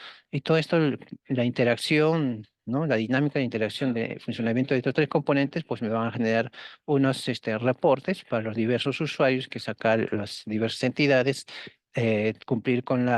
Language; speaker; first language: Spanish; native; Spanish